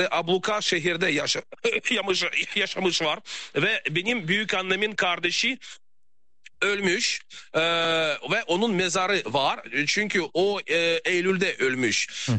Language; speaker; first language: Turkish; non-native, learner; Russian